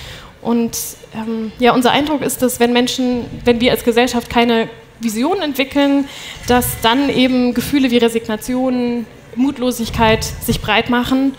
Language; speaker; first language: German; native; German